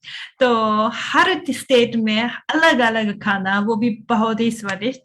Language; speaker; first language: Hindi; non-native, fluent; Japanese